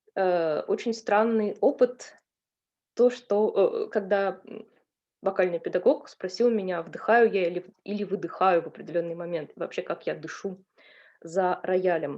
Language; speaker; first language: Russian; native; Russian